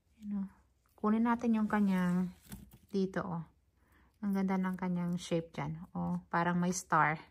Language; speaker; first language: Filipino; non-native, local second language; Hiligaynon